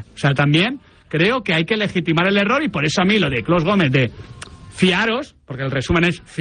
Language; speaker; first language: Spanish; native; Spanish